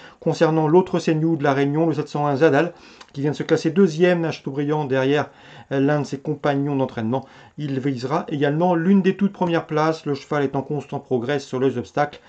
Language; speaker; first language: French; native; French